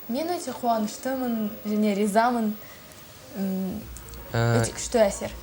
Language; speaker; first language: Kazakh; non-native, local second language; Russian